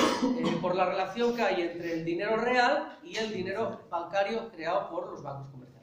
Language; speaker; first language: Spanish; native; Spanish